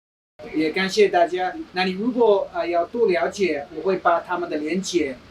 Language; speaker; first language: Chinese; non-native, fluent; English